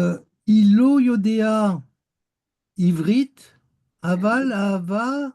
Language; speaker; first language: Hebrew; non-native, learner; French